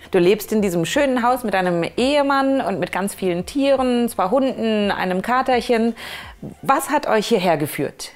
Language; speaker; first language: German; native; German